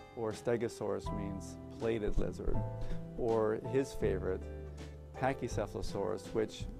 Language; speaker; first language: English; native; English